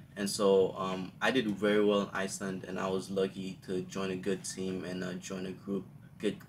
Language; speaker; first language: English; early bilingual, other home language; Haitian Creole